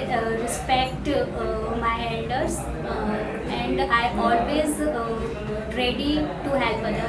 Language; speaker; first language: English; non-native, learner; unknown